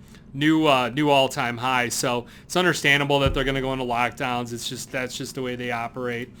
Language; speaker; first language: English; native; English